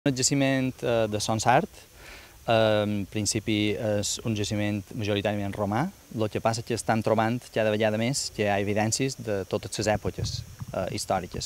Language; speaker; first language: Catalan; native; Catalan